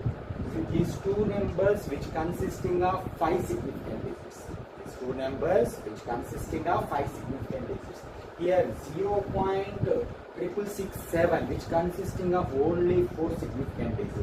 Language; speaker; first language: English; non-native, local second language; Telugu